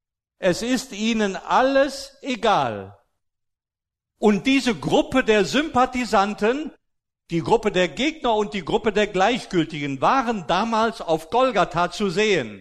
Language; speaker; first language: German; native; German